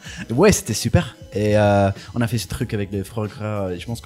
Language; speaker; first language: French; non-native, fluent; English